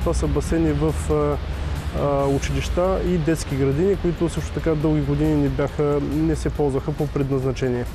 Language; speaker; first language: Bulgarian; native; Bulgarian